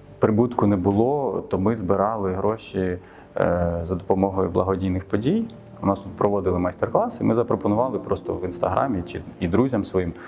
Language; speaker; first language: Ukrainian; native; Ukrainian